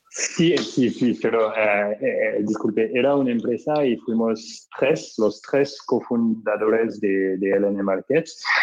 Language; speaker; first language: Spanish; non-native, learner; French